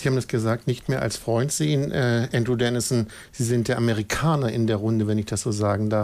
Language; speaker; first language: German; native; German